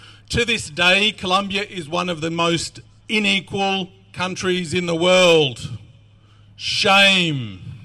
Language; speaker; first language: English; native; English